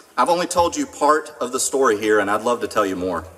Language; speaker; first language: English; native; English